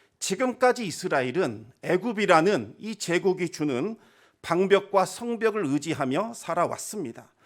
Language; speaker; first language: Korean; native; Korean